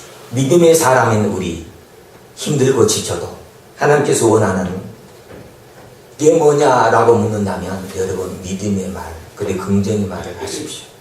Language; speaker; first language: Korean; native; Korean